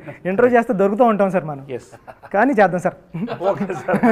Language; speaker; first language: Telugu; native; Telugu